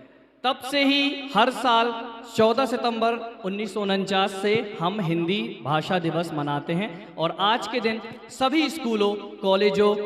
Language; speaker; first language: Hindi; native; Hindi